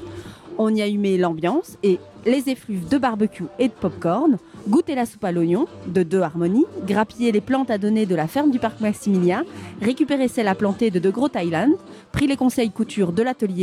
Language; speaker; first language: French; native; French